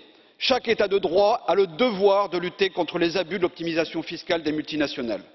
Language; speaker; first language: French; native; French